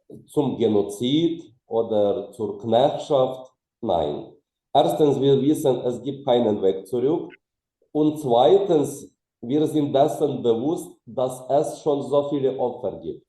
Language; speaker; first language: German; non-native, fluent; Ukrainian